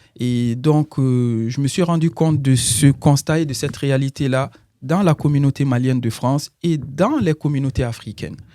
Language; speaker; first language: French; non-native, local second language; Bambara